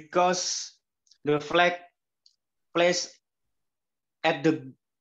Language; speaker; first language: English; non-native, learner; Indonesian